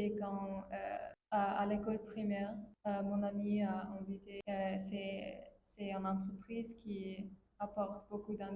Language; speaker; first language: French; non-native, fluent; English